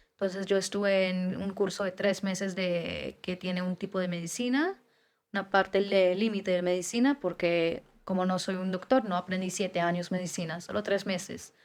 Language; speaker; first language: Spanish; early bilingual, heritage; Spanish